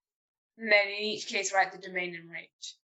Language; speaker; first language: English; native; English